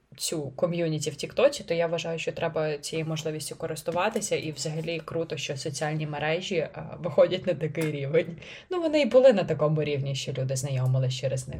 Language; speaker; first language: Ukrainian; native; Ukrainian